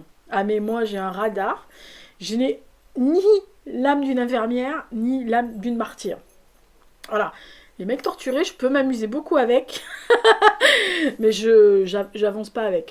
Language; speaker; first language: French; native; French